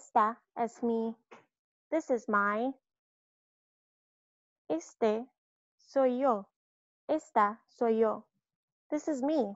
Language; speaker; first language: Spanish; non-native, fluent; English